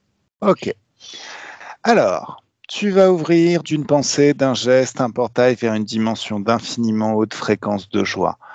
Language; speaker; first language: French; native; French